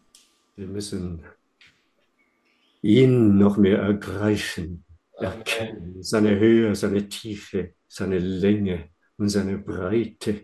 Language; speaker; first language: German; non-native, fluent; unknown